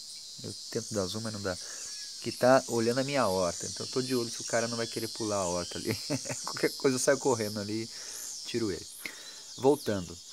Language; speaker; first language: Portuguese; native; Portuguese